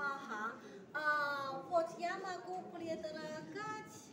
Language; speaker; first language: Russian; non-native, learner; Chinese